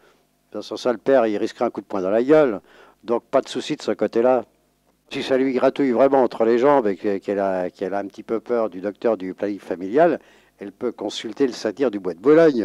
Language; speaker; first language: French; native; French